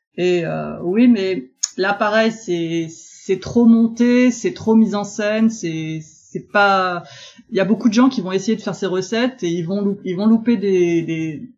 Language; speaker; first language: French; native; French